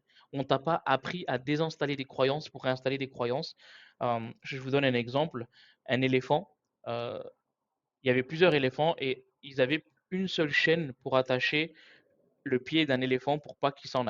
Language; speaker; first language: French; native; French